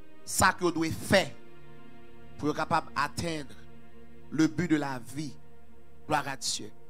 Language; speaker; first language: French; native; French